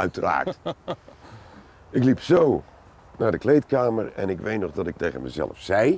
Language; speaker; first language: Dutch; native; Dutch